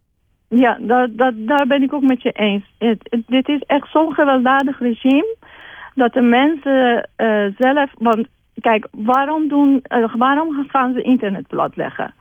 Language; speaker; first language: Dutch; non-native, fluent; Persian